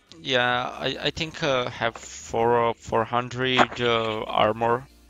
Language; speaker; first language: English; non-native, learner; Romanian